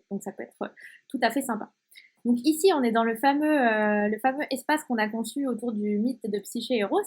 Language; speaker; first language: French; native; French